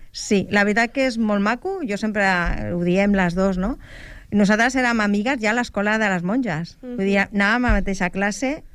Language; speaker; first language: Catalan; non-native, local second language; Spanish